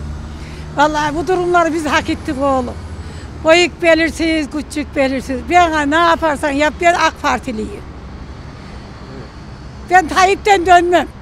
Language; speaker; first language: Turkish; native; Turkish